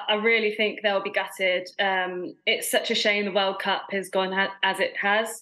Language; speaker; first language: English; native; English